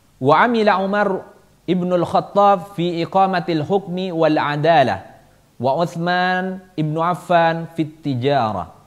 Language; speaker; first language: Arabic; non-native, fluent; Indonesian